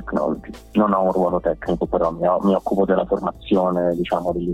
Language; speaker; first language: Italian; native; Italian